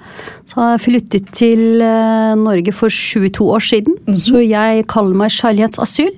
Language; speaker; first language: Norwegian; non-native, fluent; Turkish